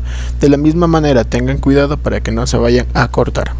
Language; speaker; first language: Spanish; native; Spanish